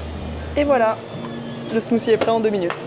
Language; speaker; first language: French; native; French